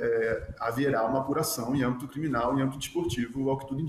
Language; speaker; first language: Portuguese; native; Portuguese